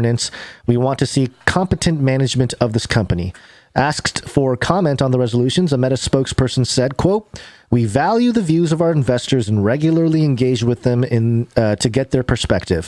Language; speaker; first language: English; native; English